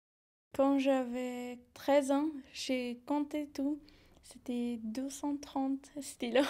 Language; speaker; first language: French; non-native, learner; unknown